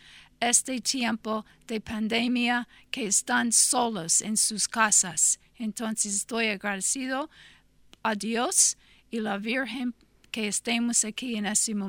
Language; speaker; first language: Spanish; non-native, fluent; English